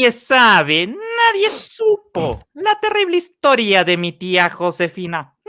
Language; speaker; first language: Spanish; native; Spanish